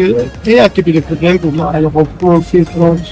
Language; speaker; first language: French; non-native, learner; German